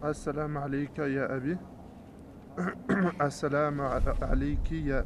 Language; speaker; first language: Arabic; non-native, learner; French